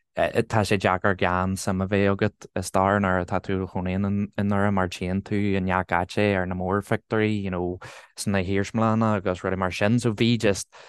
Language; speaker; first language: Irish; non-native, local second language; English